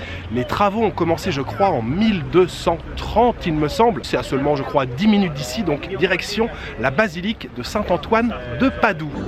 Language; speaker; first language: French; native; French